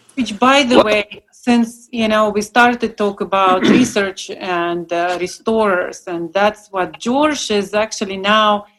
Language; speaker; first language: English; non-native, fluent; Russian